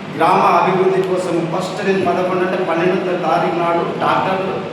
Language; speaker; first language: Telugu; non-native, local second language; Lambadi